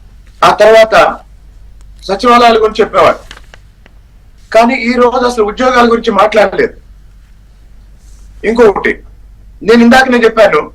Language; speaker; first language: Telugu; native; Telugu